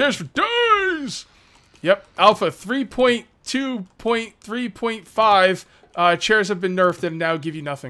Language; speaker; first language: English; native; English